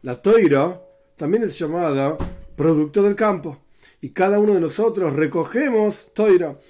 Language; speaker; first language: Spanish; native; Spanish